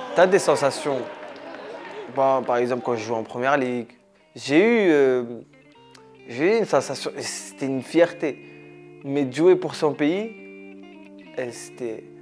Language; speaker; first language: French; early bilingual, other home language; Arabic